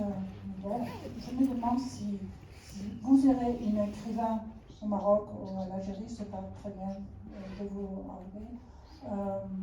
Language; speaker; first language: French; non-native, learner; Spanish